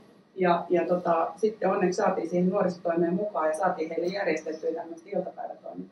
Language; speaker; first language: Finnish; native; Finnish